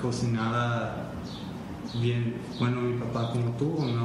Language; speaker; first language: Spanish; early bilingual, heritage; Spanish